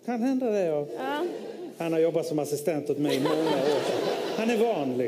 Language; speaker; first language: Swedish; native; Swedish